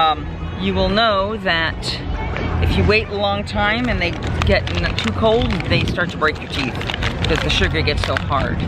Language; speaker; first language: English; native; English